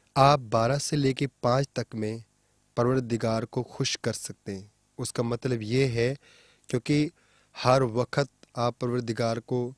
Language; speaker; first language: Hindi; non-native, local second language; Punjabi